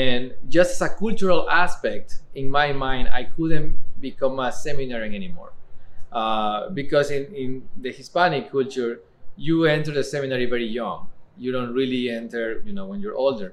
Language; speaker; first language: English; non-native, fluent; Spanish